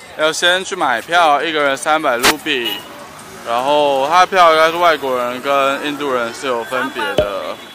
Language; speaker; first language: Chinese; native; Chinese